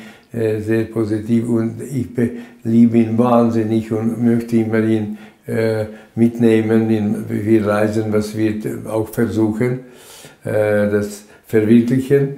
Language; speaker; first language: German; non-native, fluent; Latvian